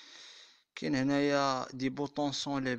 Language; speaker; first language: French; non-native, local second language; Arabic